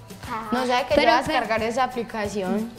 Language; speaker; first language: Spanish; native; Spanish